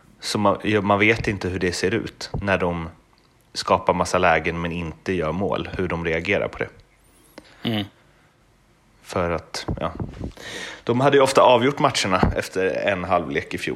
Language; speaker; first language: Swedish; native; Swedish